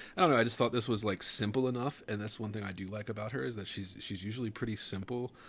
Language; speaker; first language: English; native; English